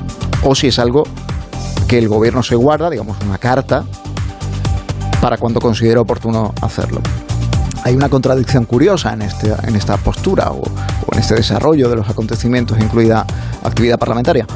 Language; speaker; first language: Spanish; native; Spanish